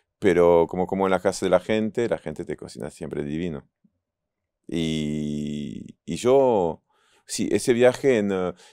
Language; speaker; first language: Spanish; non-native, fluent; French